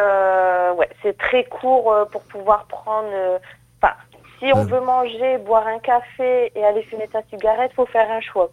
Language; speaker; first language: French; native; French